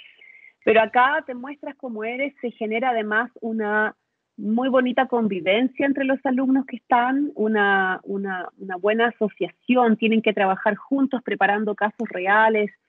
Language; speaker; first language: Spanish; native; Spanish